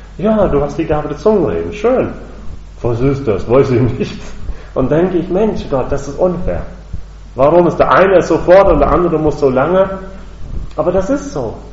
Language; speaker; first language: German; non-native, fluent; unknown